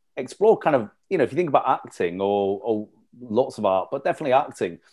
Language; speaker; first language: English; native; English